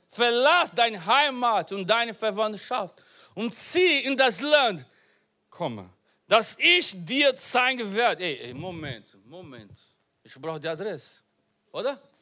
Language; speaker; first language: German; non-native, learner; Portuguese